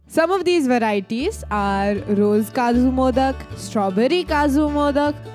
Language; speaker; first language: English; non-native, local second language; Marathi